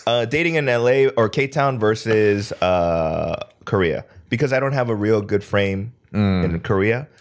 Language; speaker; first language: English; early bilingual, other home language; Korean